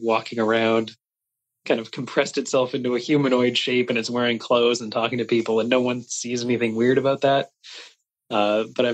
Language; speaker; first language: English; native; English